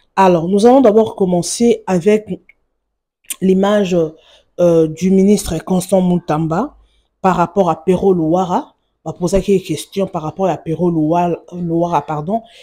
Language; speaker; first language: French; non-native, local second language; Lingala